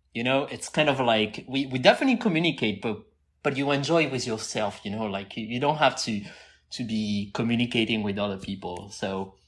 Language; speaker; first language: English; non-native, fluent; French